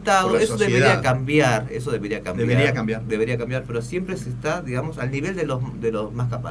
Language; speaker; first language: Spanish; early bilingual, other home language; Korean